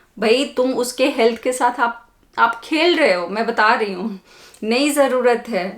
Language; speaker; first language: Hindi; native; Hindi